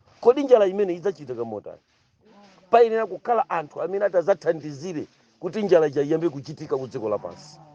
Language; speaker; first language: Nyanja; non-native, local second language; Tumbuka